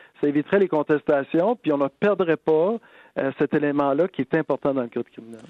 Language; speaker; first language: French; native; French